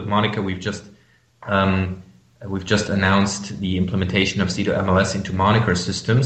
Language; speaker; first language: English; non-native, fluent; German